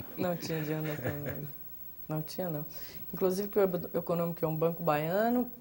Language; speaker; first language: Portuguese; native; Portuguese